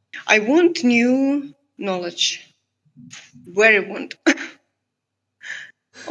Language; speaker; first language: English; non-native, learner; Russian